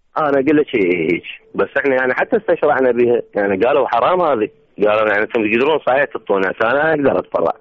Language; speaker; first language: Arabic; native; Arabic